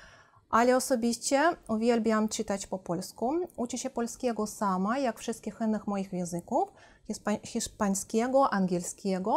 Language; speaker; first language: Polish; non-native, fluent; Russian